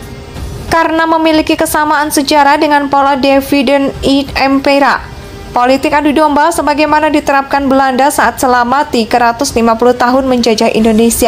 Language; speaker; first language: Indonesian; native; Indonesian